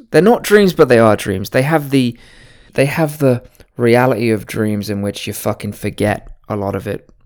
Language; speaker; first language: English; native; English